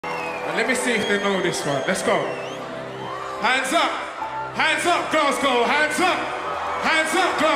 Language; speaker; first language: English; native; English